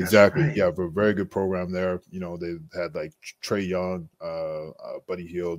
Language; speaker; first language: English; native; English